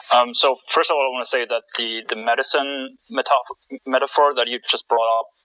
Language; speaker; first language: English; non-native, fluent; German